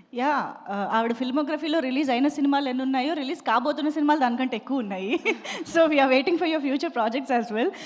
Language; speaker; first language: Telugu; native; Telugu